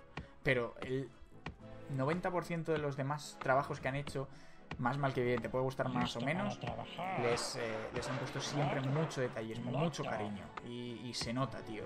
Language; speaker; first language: Spanish; native; Spanish